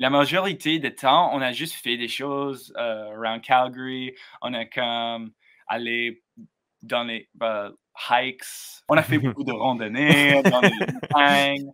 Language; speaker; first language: French; non-native, learner; English